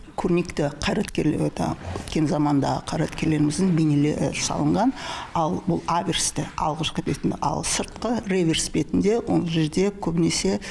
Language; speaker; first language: Kazakh; native; Kazakh